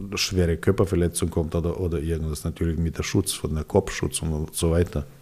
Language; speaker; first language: German; non-native, fluent; Serbian